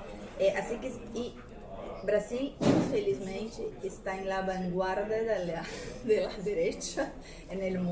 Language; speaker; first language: Spanish; non-native, fluent; Portuguese